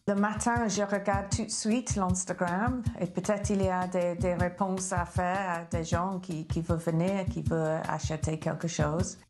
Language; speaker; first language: French; non-native, fluent; English